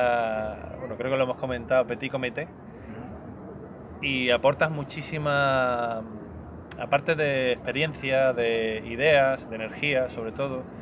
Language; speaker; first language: Spanish; native; Spanish